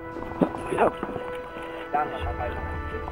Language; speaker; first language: Japanese; non-native, learner; Vietnamese